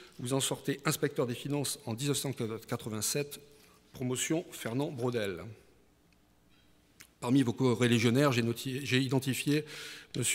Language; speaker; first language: French; native; French